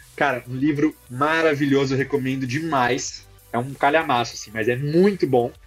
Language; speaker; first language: Portuguese; native; Portuguese